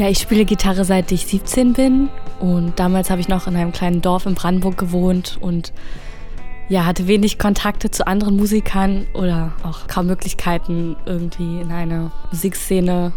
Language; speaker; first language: German; native; German